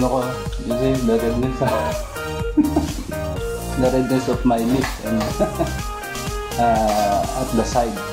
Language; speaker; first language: English; non-native, local second language; Filipino